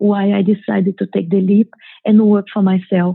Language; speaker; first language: English; non-native, fluent; Portuguese